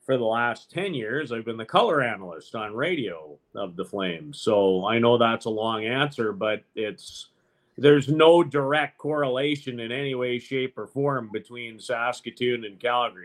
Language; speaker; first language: English; native; English